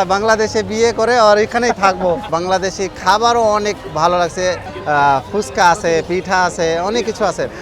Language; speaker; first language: Bangla; non-native, fluent; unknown